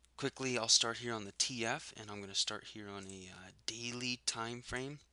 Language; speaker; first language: English; native; English